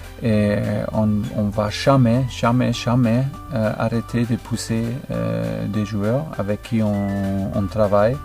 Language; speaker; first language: French; non-native, fluent; German